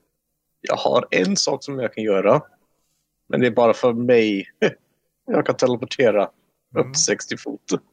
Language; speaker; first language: Swedish; non-native, fluent; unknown